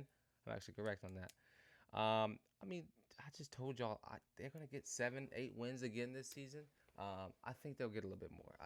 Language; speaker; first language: English; native; English